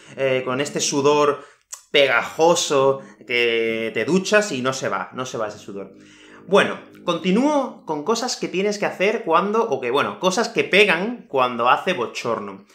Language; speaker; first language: Spanish; native; Spanish